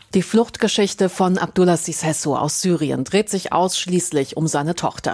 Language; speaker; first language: German; native; German